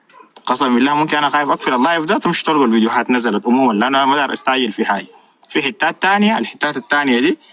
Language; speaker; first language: Arabic; native; Arabic